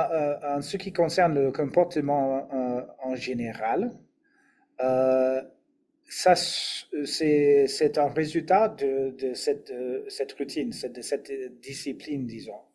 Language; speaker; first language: French; non-native, fluent; English